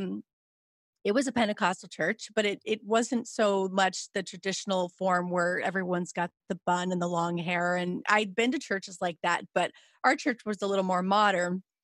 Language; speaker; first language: English; native; English